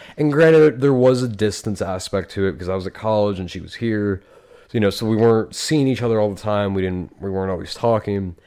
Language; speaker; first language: English; native; English